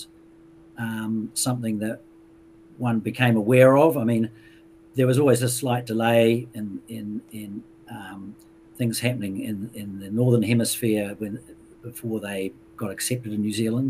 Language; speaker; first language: English; native; English